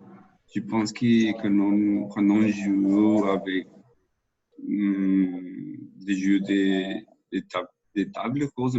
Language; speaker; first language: French; non-native, learner; Spanish